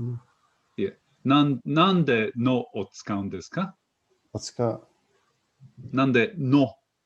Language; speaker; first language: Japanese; non-native, fluent; English